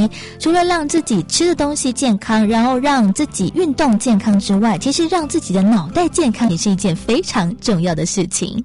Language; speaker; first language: Chinese; native; Chinese